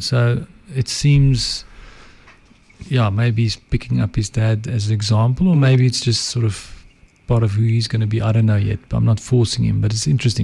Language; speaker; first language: English; non-native, local second language; Afrikaans